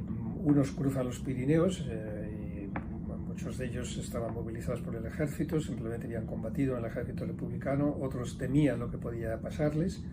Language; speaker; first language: Spanish; native; Spanish